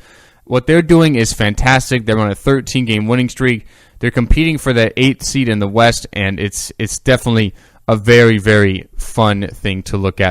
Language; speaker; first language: English; native; English